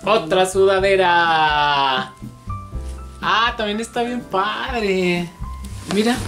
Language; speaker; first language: Spanish; native; Spanish